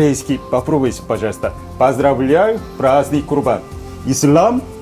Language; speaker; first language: Russian; non-native, learner; Korean